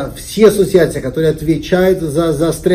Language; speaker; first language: Russian; non-native, learner; Portuguese